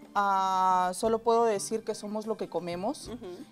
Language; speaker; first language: Spanish; native; Spanish